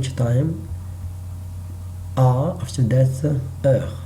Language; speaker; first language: English; non-native, learner; Arabic